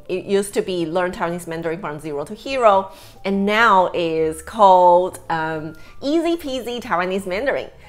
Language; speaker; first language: English; non-native, fluent; Chinese